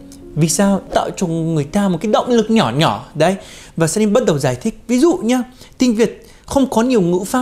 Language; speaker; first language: Vietnamese; non-native, fluent; Arabic